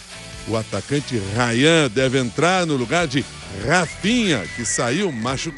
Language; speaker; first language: Portuguese; native; Portuguese